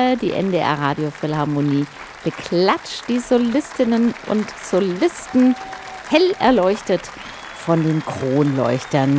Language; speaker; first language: German; native; German